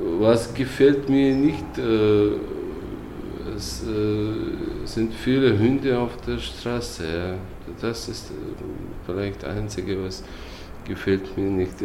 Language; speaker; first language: German; non-native, learner; Chechen